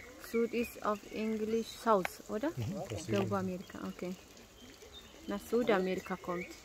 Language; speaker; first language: German; non-native, learner; Amharic